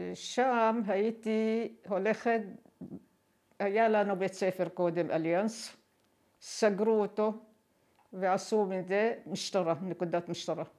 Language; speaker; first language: Hebrew; non-native, fluent; Arabic